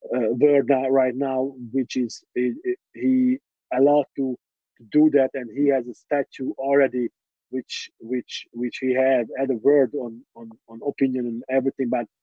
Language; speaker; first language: English; non-native, fluent; Hungarian